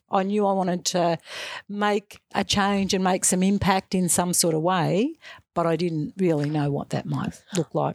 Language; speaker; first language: English; native; English